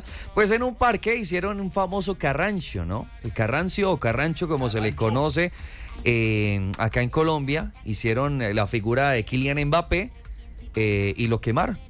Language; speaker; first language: Spanish; native; Spanish